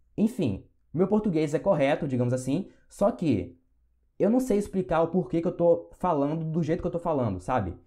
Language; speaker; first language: Portuguese; native; Portuguese